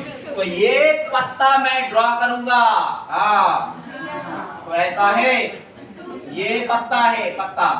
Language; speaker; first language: Hindi; non-native, local second language; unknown